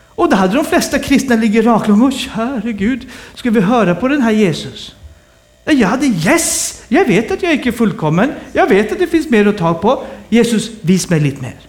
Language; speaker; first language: Swedish; native; Swedish